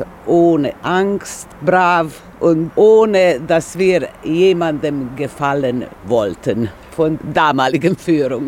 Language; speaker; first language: German; non-native, fluent; Serbian